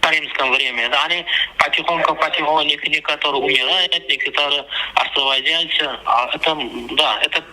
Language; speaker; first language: Russian; non-native, learner; Turkmen